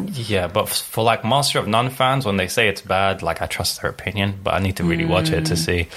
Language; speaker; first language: English; early bilingual, other home language; Arabic